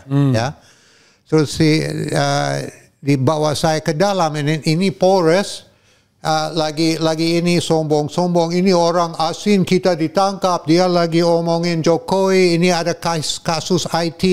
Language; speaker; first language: Indonesian; non-native, fluent; English